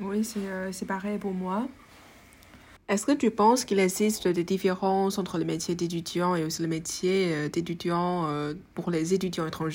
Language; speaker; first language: French; non-native, fluent; Chinese